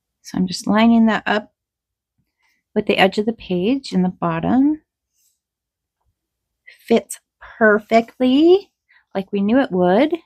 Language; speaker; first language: English; native; English